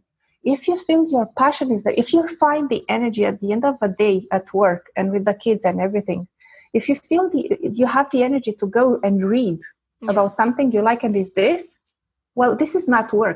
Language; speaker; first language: English; non-native, fluent; Romanian